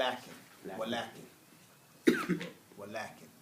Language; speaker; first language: Arabic; non-native, fluent; English